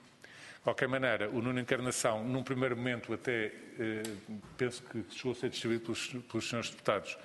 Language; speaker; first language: Portuguese; native; Portuguese